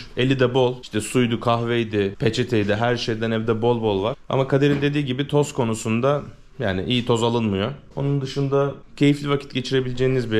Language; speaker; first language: Turkish; native; Turkish